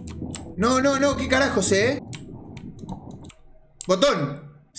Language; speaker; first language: Spanish; native; Spanish